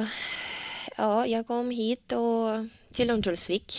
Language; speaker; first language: Swedish; non-native, learner; Russian